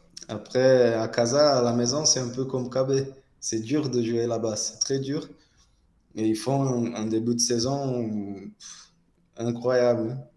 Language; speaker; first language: French; non-native, fluent; Portuguese